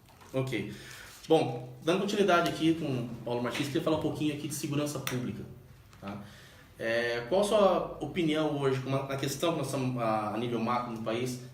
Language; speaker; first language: Portuguese; native; Portuguese